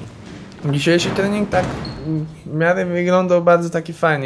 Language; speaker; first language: Polish; non-native, learner; Bulgarian